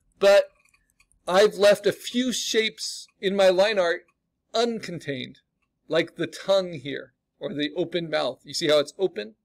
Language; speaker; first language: English; native; English